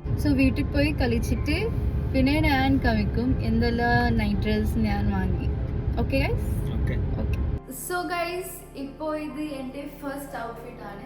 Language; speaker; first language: Malayalam; non-native, local second language; Kannada